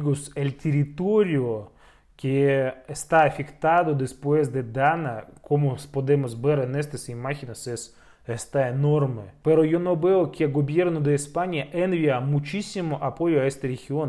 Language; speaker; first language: Spanish; non-native, fluent; Russian